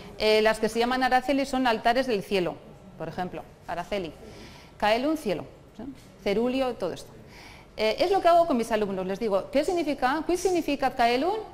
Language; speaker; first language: Spanish; non-native, local second language; Basque